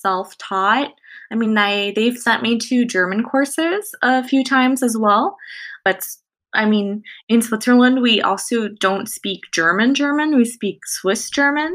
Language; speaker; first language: English; non-native, fluent; Thai